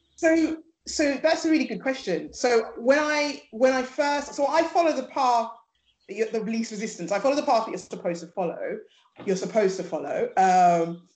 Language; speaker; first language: English; early bilingual, other home language; Yoruba